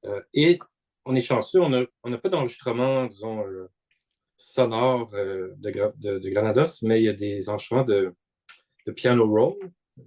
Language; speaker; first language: French; native; French